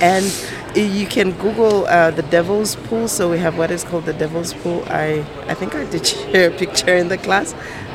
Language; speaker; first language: English; non-native, local second language; Bemba